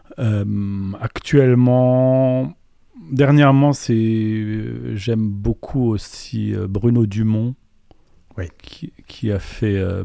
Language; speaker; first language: French; non-native, local second language; Polish